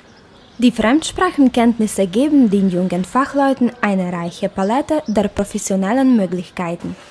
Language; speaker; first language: German; non-native, fluent; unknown